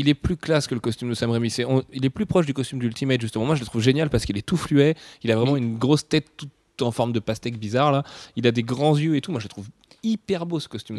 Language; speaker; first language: French; native; French